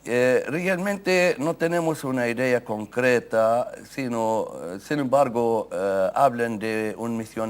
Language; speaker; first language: Spanish; non-native, fluent; Arabic